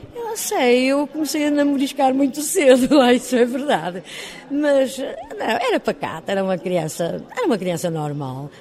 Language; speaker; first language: Portuguese; native; Portuguese